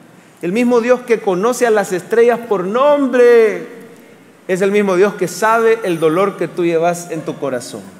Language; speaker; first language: Spanish; native; Spanish